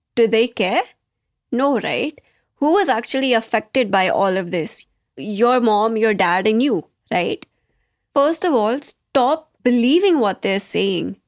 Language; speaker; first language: English; native; English